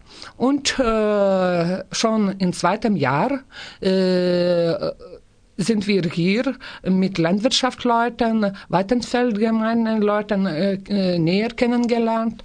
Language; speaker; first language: German; non-native, learner; Lithuanian